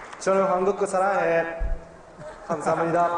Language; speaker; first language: Korean; non-native, learner; Japanese